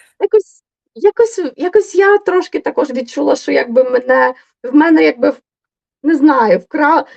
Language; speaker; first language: Ukrainian; native; Ukrainian